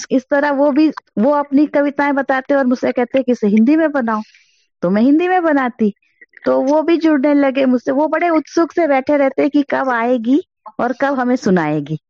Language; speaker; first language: Hindi; non-native, local second language; Kannada